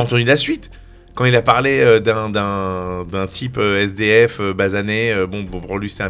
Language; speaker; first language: French; native; French